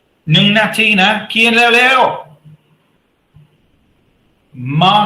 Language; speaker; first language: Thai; non-native, learner; English